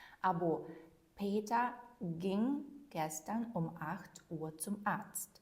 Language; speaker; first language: German; non-native, fluent; Ukrainian